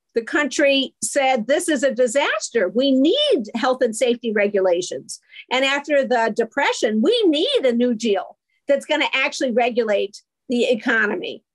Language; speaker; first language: English; native; English